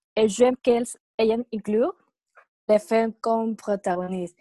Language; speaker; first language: French; non-native, learner; Spanish